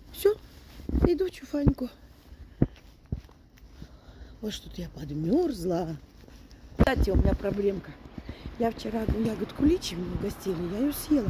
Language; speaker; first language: Russian; native; Russian